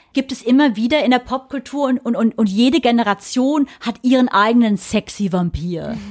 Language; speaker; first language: German; early bilingual, other home language; English